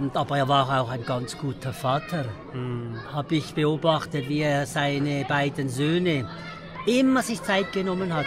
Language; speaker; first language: German; early bilingual, other home language; Tibetan